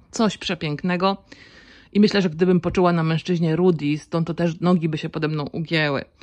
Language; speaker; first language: Polish; native; Polish